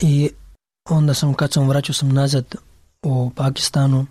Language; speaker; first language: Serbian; non-native, learner; Pashto